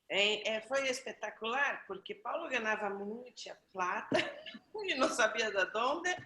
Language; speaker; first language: Portuguese; non-native, learner; Spanish